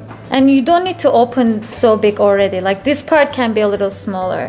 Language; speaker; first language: English; non-native, fluent; Turkish